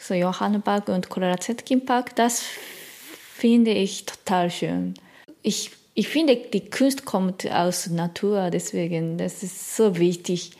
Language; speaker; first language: German; non-native, learner; Japanese